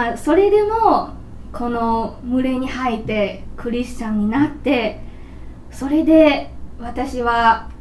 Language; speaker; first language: Japanese; non-native, fluent; Chinese